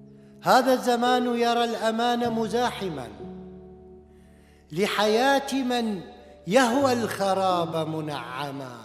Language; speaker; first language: Arabic; native; Arabic